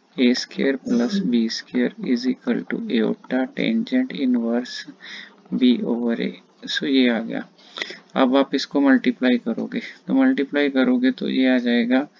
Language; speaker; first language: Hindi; non-native, local second language; Punjabi